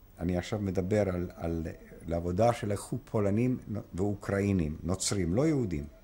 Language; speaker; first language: Hebrew; non-native, fluent; Polish